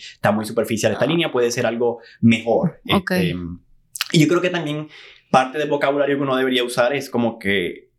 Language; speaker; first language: Spanish; native; Spanish